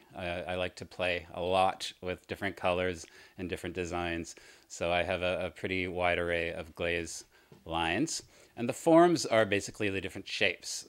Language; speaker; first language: English; native; English